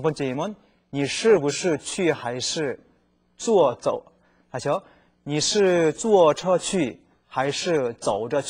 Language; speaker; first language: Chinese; non-native, fluent; Korean